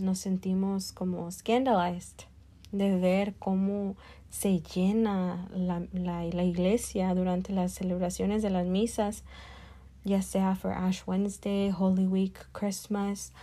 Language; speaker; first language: Spanish; early bilingual, other home language; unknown